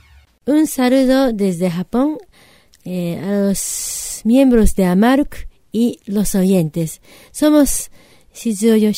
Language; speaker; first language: Spanish; non-native, fluent; Japanese